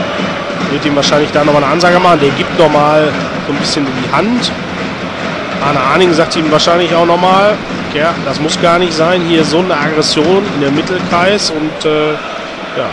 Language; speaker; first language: German; native; German